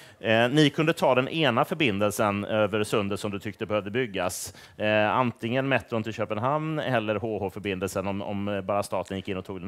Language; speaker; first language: Swedish; native; Swedish